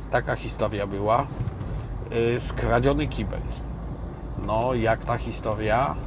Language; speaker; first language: Polish; native; Polish